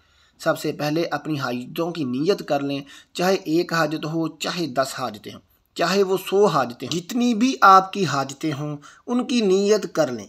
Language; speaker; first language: Urdu; native; Urdu